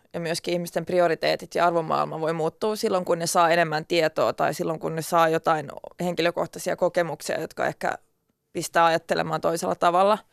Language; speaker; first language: Finnish; non-native, local second language; Swedish